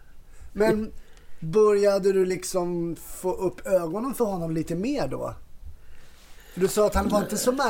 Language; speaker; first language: Swedish; native; Swedish